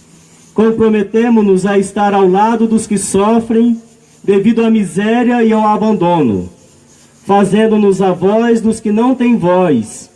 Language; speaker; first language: Portuguese; native; Portuguese